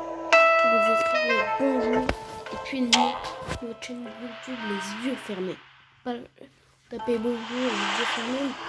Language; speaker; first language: French; native; French